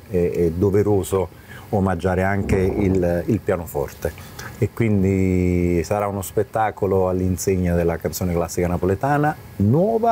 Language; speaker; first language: Italian; native; Italian